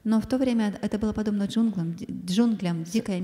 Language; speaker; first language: Russian; native; Russian